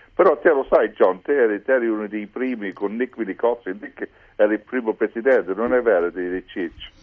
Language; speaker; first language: Italian; early bilingual, heritage; Italian